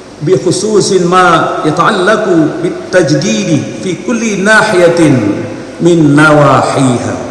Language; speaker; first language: Arabic; non-native, fluent; Indonesian